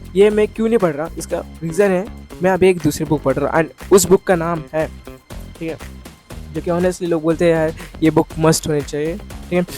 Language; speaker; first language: Hindi; non-native, local second language; Marathi